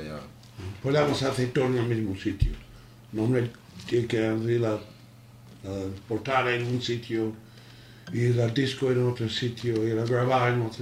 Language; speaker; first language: Spanish; non-native, learner; English